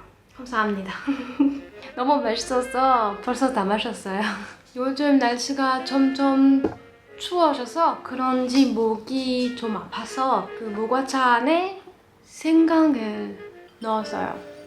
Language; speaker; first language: Korean; non-native, fluent; French